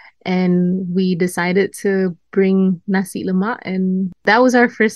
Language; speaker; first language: English; non-native, local second language; Malay